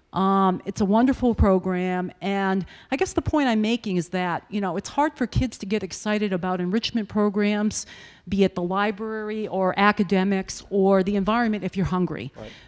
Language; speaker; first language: English; native; English